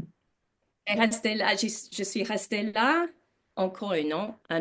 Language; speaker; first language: French; non-native, learner; English